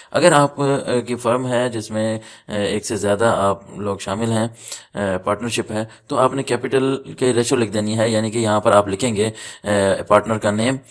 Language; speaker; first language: Urdu; native; Urdu